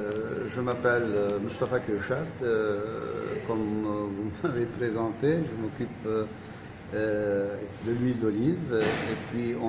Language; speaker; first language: French; non-native, fluent; Turkish